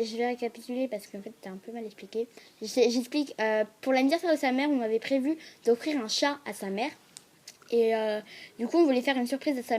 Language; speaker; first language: French; native; French